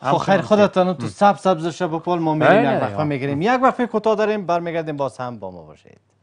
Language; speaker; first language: Persian; native; Persian